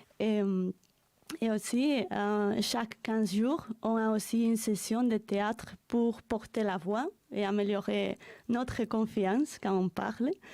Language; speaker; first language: French; non-native, learner; Spanish